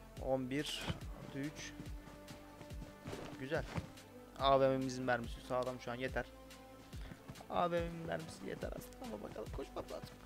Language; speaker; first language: Turkish; native; Turkish